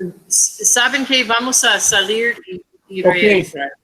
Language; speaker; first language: Spanish; non-native, fluent; English